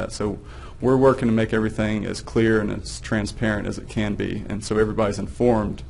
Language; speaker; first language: English; native; English